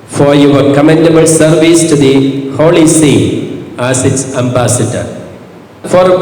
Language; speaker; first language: English; non-native, local second language; Malayalam